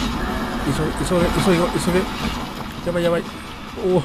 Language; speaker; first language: Japanese; native; Japanese